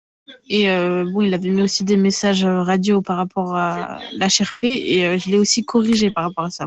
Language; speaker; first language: French; native; French